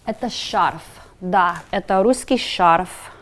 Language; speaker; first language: Russian; non-native, fluent; English